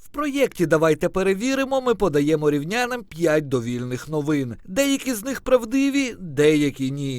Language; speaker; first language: Ukrainian; native; Ukrainian